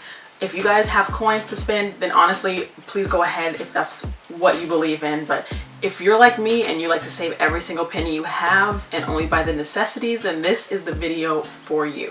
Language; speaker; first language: English; native; English